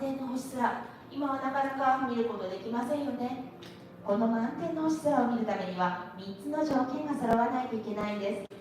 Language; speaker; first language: Japanese; native; Japanese